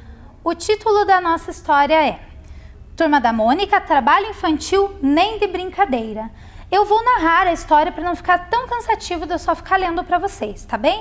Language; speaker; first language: Portuguese; native; Portuguese